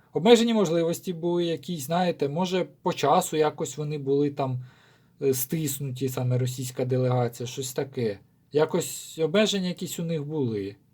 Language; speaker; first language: Ukrainian; non-native, local second language; Russian